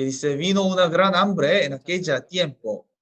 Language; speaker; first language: Spanish; non-native, fluent; Korean